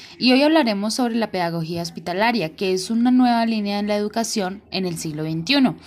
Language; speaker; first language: Spanish; native; Spanish